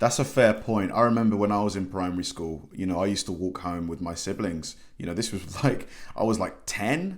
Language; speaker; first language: English; native; English